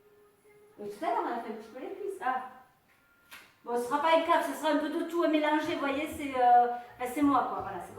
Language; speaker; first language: French; native; French